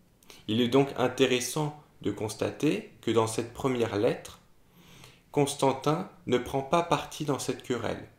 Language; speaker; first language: French; native; French